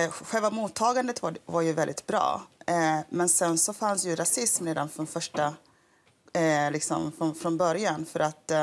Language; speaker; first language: Swedish; early bilingual, other home language; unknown